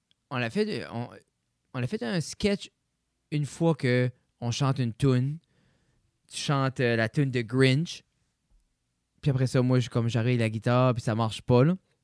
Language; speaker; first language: French; native; French